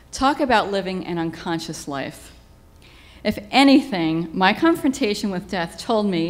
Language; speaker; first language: English; native; English